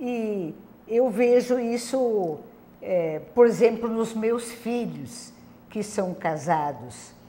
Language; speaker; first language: Portuguese; non-native, local second language; German